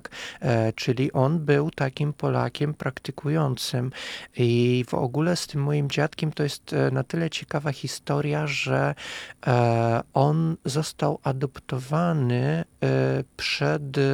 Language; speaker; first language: Polish; non-native, fluent; Russian